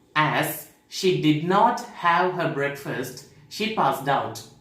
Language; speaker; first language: English; non-native, local second language; Tamil